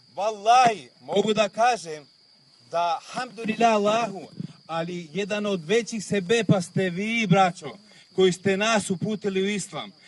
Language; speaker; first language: Bosnian; non-native, local second language; Romany